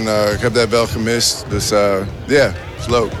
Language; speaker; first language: Dutch; non-native, learner; English